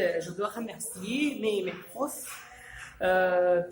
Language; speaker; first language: French; non-native, fluent; Urdu